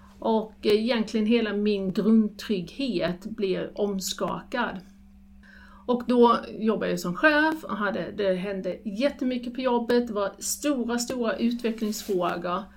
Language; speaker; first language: Swedish; native; Swedish